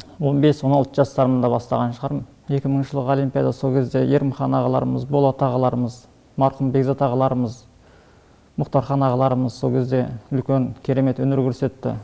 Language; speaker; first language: Kazakh; early bilingual, heritage; Kazakh